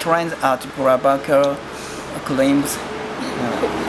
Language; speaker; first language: English; non-native, learner; Japanese